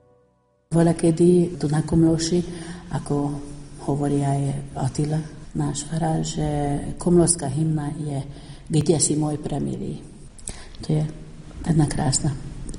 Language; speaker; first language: Slovak; non-native, local second language; Hungarian